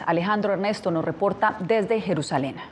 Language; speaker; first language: Spanish; native; Spanish